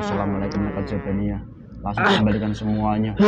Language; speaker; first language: Indonesian; native; Indonesian